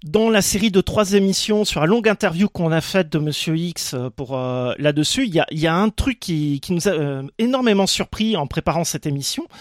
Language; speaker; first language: French; native; French